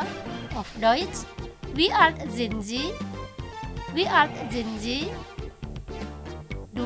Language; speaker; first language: German; non-native, fluent; Indonesian